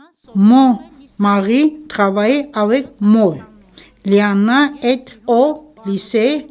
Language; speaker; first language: French; non-native, learner; Armenian